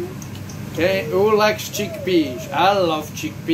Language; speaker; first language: English; non-native, fluent; Portuguese